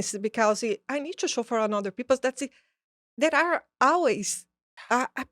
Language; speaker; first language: English; non-native, learner; Portuguese